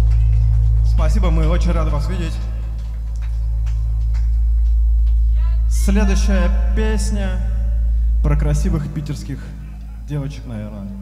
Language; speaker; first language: Russian; native; Russian